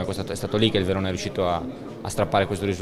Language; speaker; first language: Italian; native; Italian